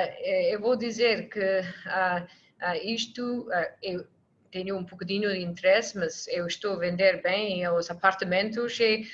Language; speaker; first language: Portuguese; non-native, fluent; English